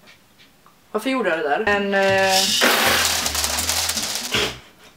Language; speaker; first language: Swedish; native; Swedish